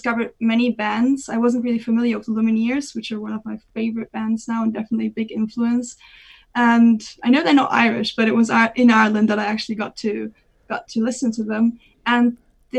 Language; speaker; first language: English; non-native, fluent; German